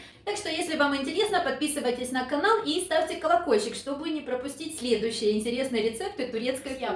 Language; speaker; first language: Russian; native; Russian